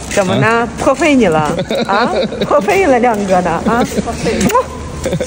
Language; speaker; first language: Chinese; non-native, fluent; Russian